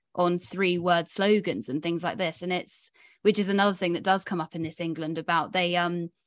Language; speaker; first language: English; native; English